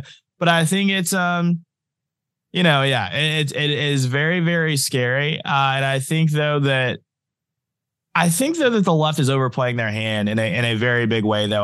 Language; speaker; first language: English; native; English